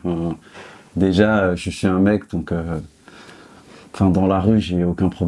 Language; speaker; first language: French; native; French